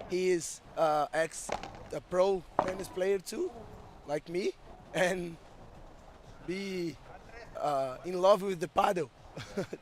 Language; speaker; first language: English; non-native, fluent; Portuguese